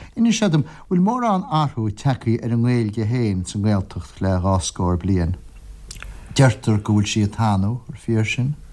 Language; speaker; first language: Irish; native; Irish